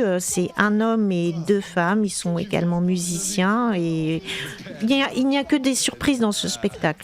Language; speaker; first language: French; native; French